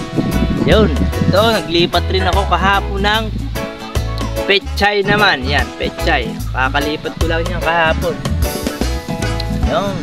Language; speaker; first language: Filipino; native; Filipino